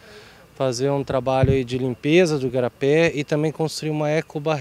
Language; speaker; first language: Portuguese; native; Portuguese